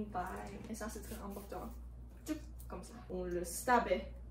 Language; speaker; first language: French; non-native, learner; English